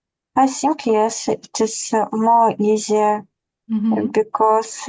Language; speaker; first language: English; non-native, learner; Russian